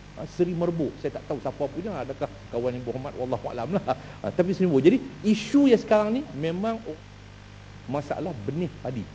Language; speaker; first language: Malay; native; Malay